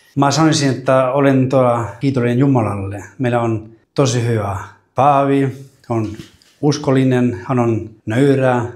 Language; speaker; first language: Finnish; non-native, fluent; Spanish